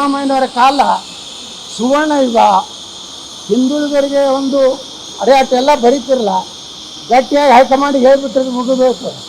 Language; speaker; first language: Kannada; native; Kannada